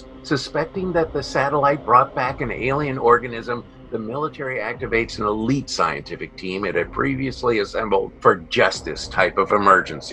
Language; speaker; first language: English; native; English